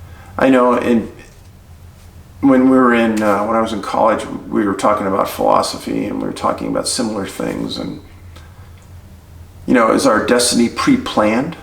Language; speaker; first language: English; native; English